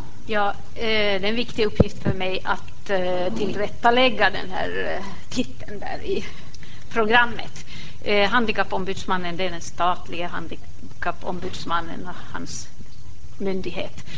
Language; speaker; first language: Swedish; native; Swedish